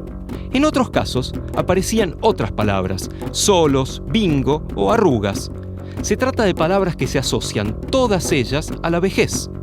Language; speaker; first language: Spanish; native; Spanish